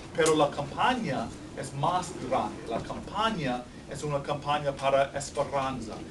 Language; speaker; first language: Spanish; non-native, fluent; English